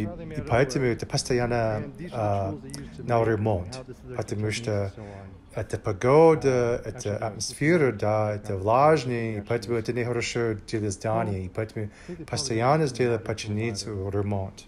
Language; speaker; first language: Russian; non-native, learner; English